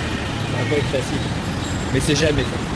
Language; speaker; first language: French; native; French